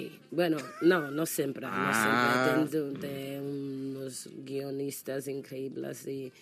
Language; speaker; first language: Catalan; non-native, learner; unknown